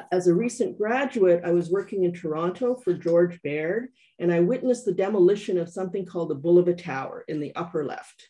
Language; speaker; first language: English; native; English